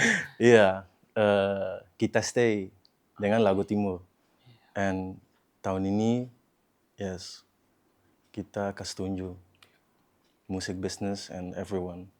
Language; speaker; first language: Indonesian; early bilingual, heritage; Dutch